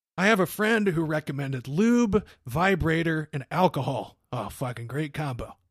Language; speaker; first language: English; native; English